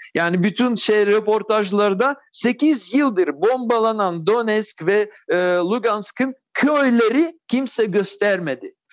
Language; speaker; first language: Turkish; non-native, fluent; Russian